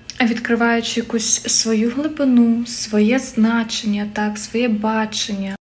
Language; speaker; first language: Ukrainian; native; Ukrainian